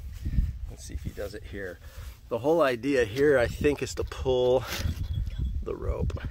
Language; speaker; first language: English; native; English